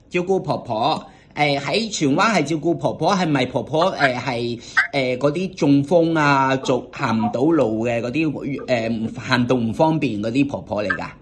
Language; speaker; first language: Cantonese; native; Cantonese